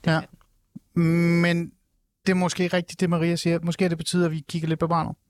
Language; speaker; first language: Danish; early bilingual, other home language; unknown